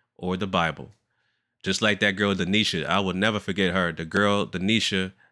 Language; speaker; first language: English; native; English